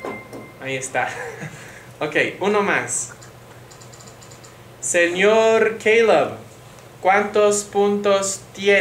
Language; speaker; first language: Spanish; non-native, fluent; English